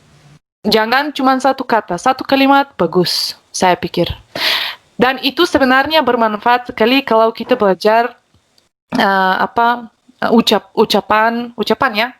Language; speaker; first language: Indonesian; non-native, fluent; Bulgarian